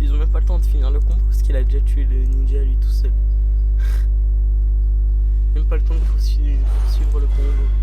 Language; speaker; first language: French; native; French